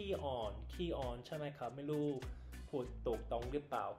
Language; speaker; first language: Thai; non-native, learner; English